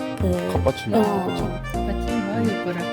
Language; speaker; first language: Korean; native; Korean